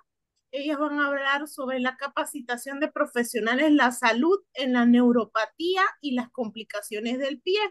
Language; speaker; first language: Spanish; native; Spanish